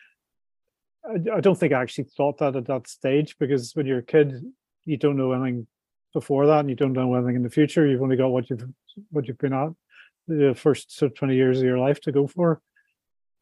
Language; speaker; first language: English; native; English